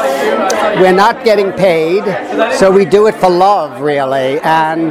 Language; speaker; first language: English; native; English